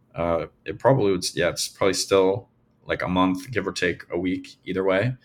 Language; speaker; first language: English; native; English